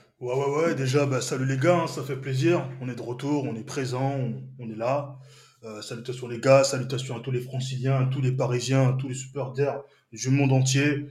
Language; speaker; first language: French; native; French